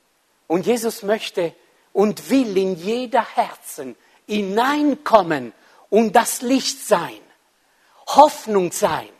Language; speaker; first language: German; non-native, fluent; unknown